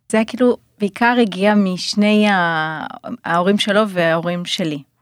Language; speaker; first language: Hebrew; early bilingual, other home language; Russian